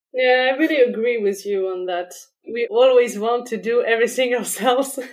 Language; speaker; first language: English; non-native, fluent; French